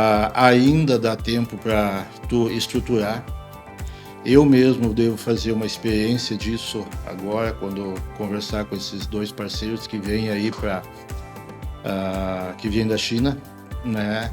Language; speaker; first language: Portuguese; native; Portuguese